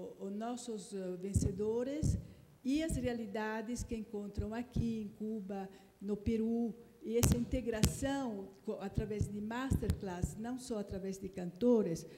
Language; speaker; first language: Portuguese; non-native, fluent; Italian